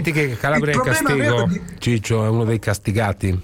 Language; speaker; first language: Italian; native; Italian